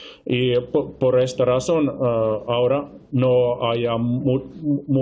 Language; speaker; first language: Spanish; non-native, fluent; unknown